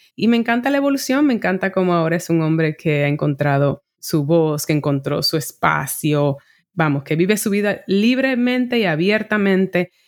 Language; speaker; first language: Spanish; native; Spanish